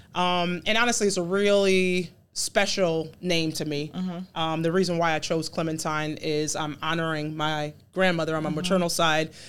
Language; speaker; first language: English; early bilingual, other home language; Akan